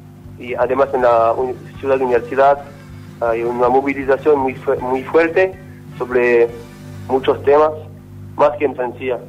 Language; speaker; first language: Spanish; non-native, learner; French